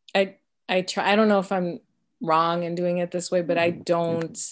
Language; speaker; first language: English; early bilingual, other home language; Spanish